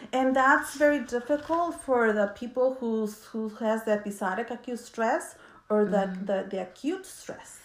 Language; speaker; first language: English; early bilingual, other home language; Spanish